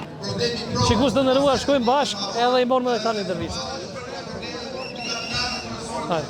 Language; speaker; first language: Albanian; native; Albanian